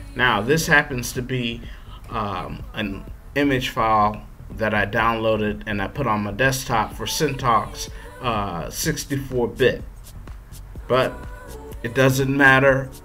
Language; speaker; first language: English; native; English